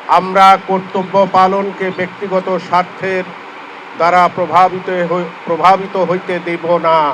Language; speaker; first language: Bangla; native; Bangla